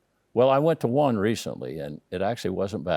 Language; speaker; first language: English; native; English